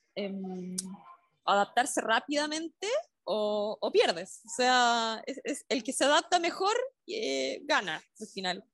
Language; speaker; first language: Spanish; native; Spanish